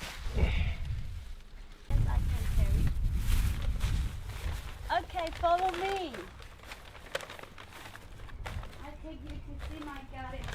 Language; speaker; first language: English; non-native, learner; Thai